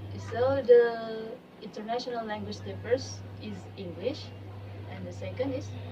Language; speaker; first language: English; non-native, learner; Indonesian